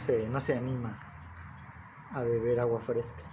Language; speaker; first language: Spanish; native; Spanish